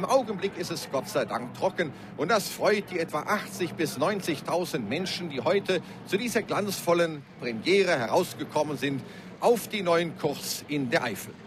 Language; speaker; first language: German; native; German